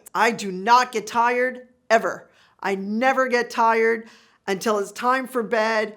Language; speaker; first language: English; native; English